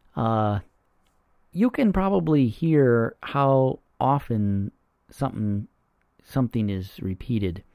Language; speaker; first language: English; native; English